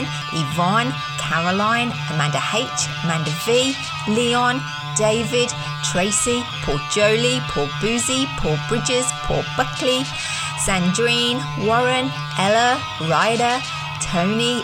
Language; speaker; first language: English; native; English